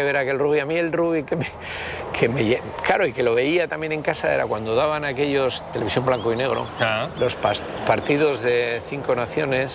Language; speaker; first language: Spanish; native; Spanish